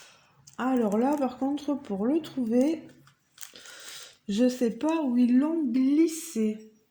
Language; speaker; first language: French; native; French